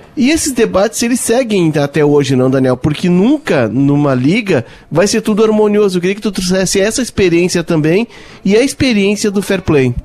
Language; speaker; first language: Portuguese; native; Portuguese